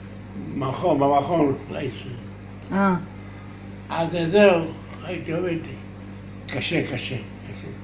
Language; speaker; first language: Hebrew; non-native, learner; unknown